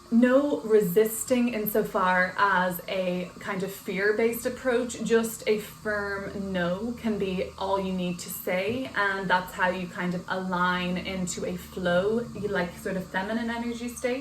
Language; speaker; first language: English; native; English